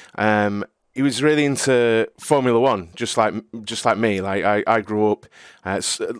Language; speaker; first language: English; native; English